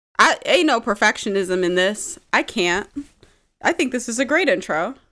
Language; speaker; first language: English; early bilingual, other home language; Amharic